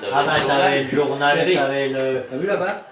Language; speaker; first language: French; native; French